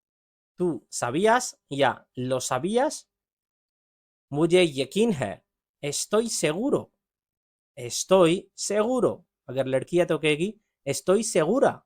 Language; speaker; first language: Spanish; non-native, fluent; Urdu